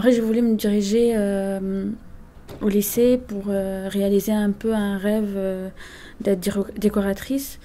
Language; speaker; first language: French; non-native, fluent; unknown